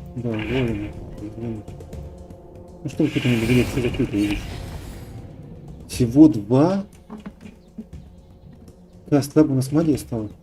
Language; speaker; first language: Russian; native; Russian